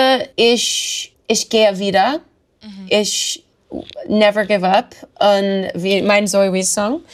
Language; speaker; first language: German; non-native, learner; English